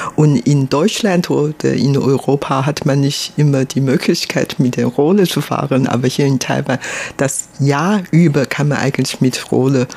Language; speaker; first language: German; non-native, fluent; Hakka Chinese